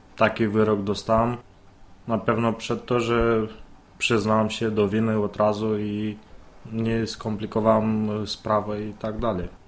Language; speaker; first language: Polish; non-native, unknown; Romanian